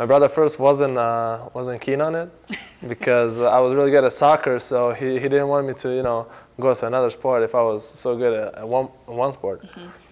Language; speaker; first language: English; non-native, fluent; Slovenian